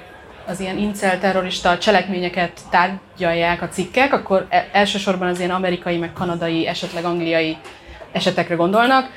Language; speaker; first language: Hungarian; native; Hungarian